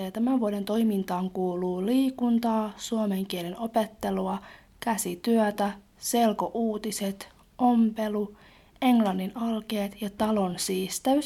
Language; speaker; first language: Finnish; native; Finnish